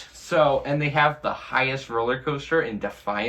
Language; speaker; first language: English; native; English